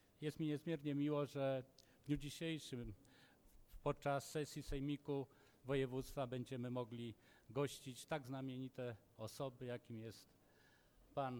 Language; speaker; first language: Polish; native; Polish